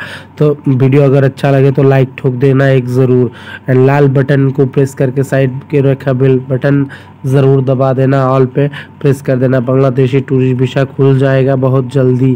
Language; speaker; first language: Hindi; non-native, local second language; Bangla